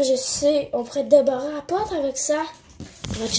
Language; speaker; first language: French; native; French